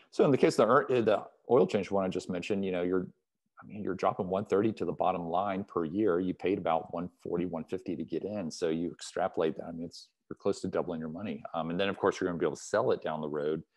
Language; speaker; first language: English; native; English